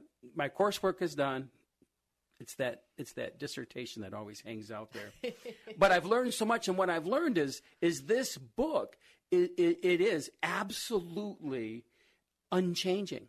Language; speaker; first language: English; native; English